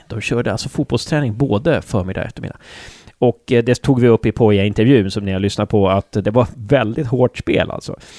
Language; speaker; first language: Swedish; native; Swedish